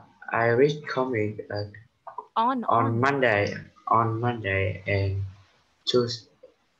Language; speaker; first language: English; non-native, learner; Vietnamese